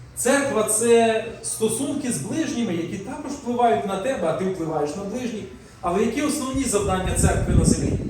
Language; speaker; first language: Ukrainian; non-native, local second language; Russian